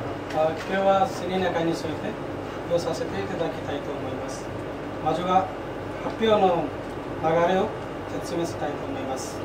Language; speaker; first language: Japanese; non-native, learner; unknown